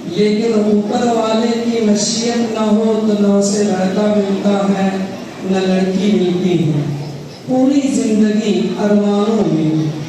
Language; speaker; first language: Urdu; native; Urdu